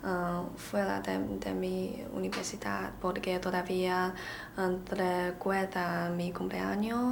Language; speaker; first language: Spanish; non-native, learner; Chinese